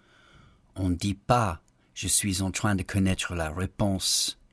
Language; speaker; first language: French; non-native, fluent; English